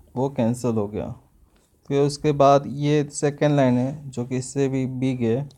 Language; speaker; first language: Hindi; non-native, local second language; Marathi